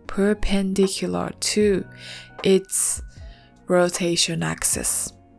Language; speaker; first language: English; non-native, learner; Japanese